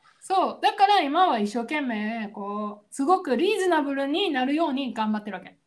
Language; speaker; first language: Japanese; native; Japanese